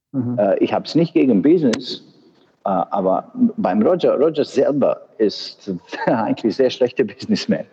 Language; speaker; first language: German; non-native, fluent; Bosnian